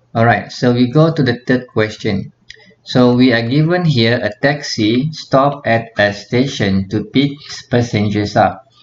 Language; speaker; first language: English; non-native, local second language; Malay